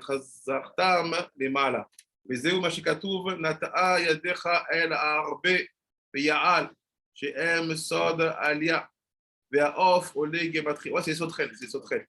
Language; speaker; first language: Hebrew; non-native, fluent; French